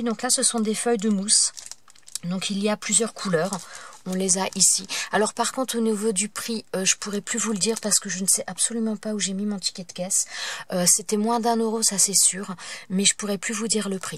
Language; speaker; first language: French; native; French